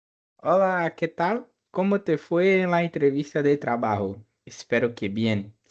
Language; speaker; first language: Spanish; non-native, fluent; Portuguese